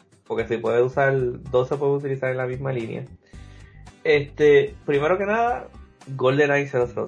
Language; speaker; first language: Spanish; native; Spanish